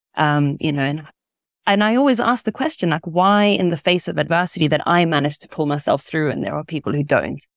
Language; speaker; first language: English; early bilingual, other home language; Italian